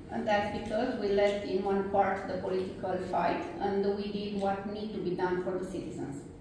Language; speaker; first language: English; non-native, fluent; Romanian